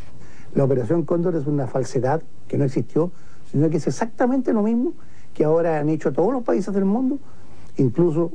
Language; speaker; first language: Spanish; native; Spanish